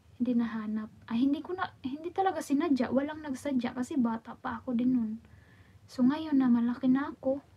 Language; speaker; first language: Filipino; non-native, local second language; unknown